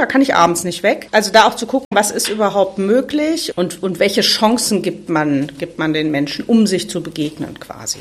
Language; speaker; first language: German; native; German